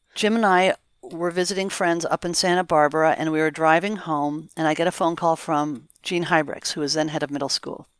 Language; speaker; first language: English; native; English